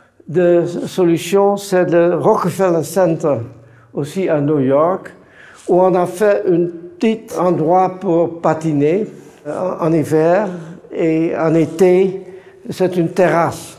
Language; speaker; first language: French; non-native, fluent; Dutch